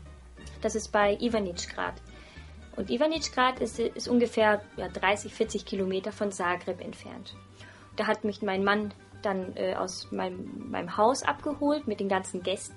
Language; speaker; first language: German; early bilingual, other home language; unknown